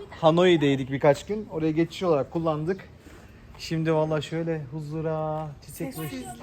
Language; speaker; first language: Turkish; native; Turkish